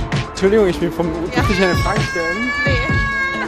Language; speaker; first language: German; non-native, fluent; Spanish